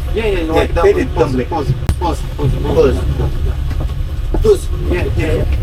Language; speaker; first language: English; non-native, learner; Korean